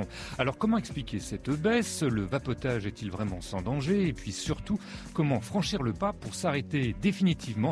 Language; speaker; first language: French; native; French